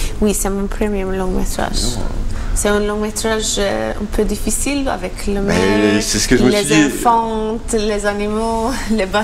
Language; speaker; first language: French; non-native, learner; Maltese